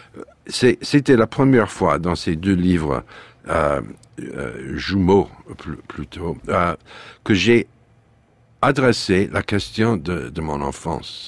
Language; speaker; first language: French; non-native, fluent; English